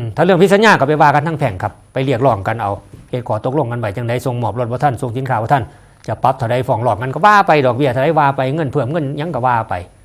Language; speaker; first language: Thai; native; Thai